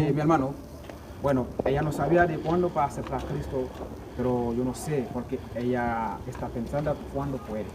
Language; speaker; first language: Spanish; non-native, learner; Haitian Creole